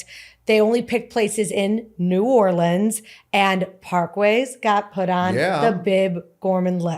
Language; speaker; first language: English; native; English